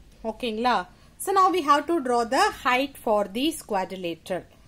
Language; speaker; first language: English; non-native, local second language; Tamil